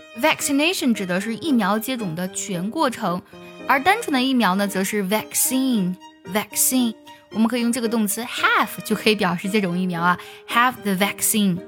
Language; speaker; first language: Chinese; native; Chinese